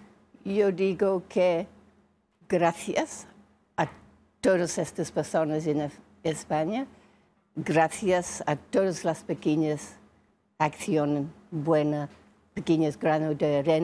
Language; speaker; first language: Spanish; non-native, fluent; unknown